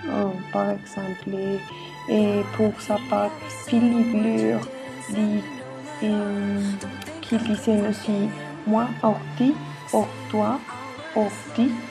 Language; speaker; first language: French; non-native, learner; Spanish